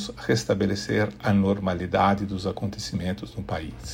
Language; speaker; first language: Portuguese; native; Portuguese